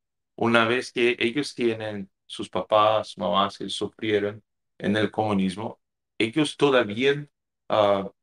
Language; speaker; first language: Spanish; non-native, fluent; Portuguese